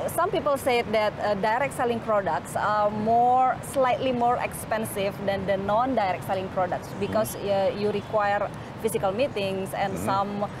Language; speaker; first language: English; non-native, fluent; Indonesian